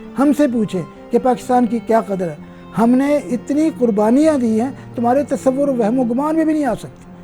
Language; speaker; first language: Urdu; non-native, local second language; Punjabi